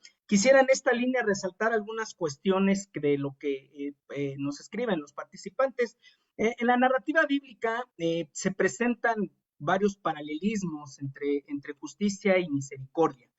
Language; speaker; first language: Spanish; native; Spanish